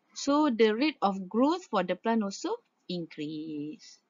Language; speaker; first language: English; non-native, local second language; Malay